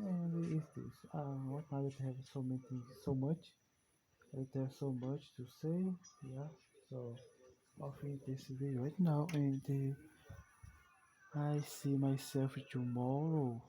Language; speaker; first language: English; non-native, learner; Portuguese